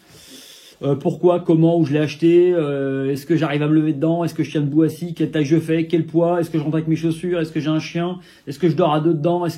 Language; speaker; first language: French; native; French